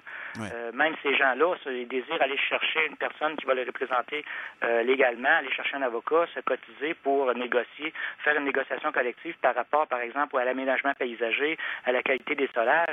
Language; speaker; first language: French; native; French